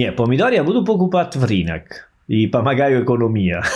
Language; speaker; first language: Russian; non-native, learner; Italian